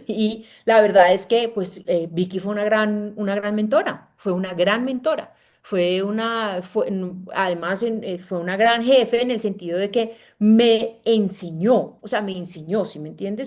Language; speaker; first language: Spanish; native; Spanish